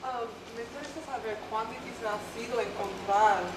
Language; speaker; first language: Spanish; non-native, fluent; English